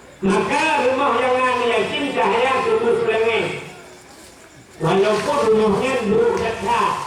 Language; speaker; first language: Malay; non-native, local second language; Achinese